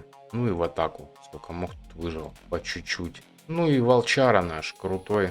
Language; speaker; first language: Russian; native; Russian